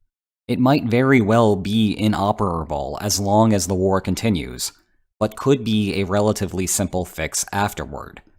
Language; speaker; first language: English; native; English